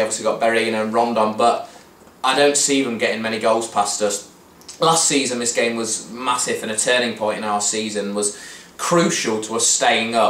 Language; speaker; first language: English; native; English